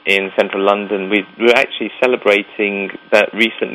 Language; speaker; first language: English; native; English